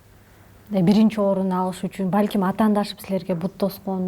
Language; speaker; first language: Kyrgyz; native; Kyrgyz